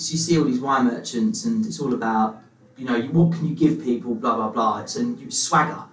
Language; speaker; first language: English; native; English